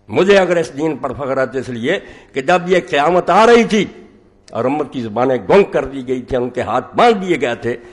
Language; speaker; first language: Urdu; native; Urdu